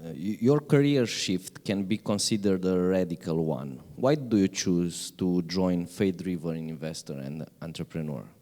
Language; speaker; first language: English; non-native, fluent; Romanian